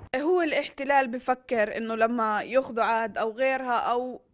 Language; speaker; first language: Arabic; native; Arabic